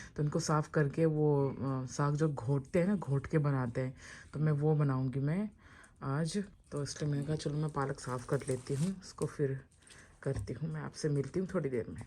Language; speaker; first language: Hindi; non-native, local second language; Mizo